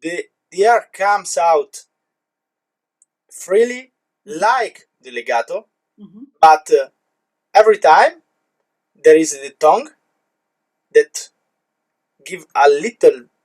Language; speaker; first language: English; non-native, learner; Italian